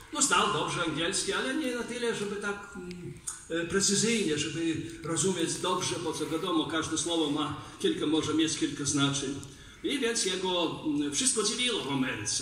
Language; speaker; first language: Polish; non-native, fluent; Belarusian